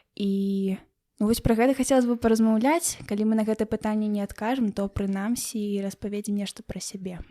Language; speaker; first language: Belarusian; non-native, local second language; Russian